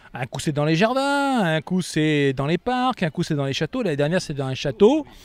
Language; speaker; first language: French; native; French